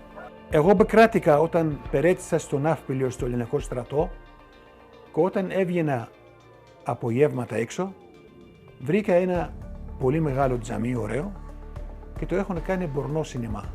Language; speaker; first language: Greek; non-native, local second language; Turkish